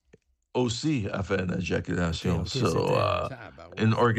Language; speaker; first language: French; non-native, learner; English